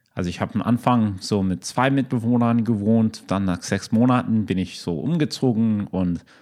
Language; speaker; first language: German; non-native, fluent; English